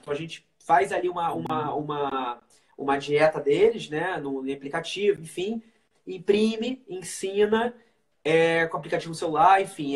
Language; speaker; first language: Portuguese; native; Portuguese